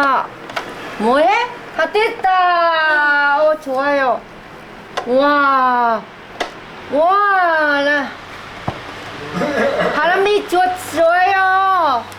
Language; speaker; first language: Korean; non-native, learner; Vietnamese